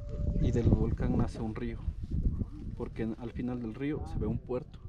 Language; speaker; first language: Spanish; native; Spanish